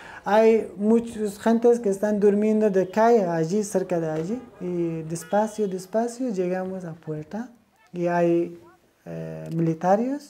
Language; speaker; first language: Spanish; non-native, learner; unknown